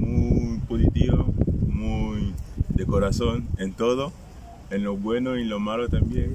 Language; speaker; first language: Spanish; non-native, fluent; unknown